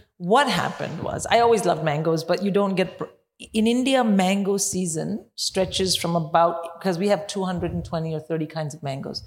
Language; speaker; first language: English; non-native, local second language; Hindi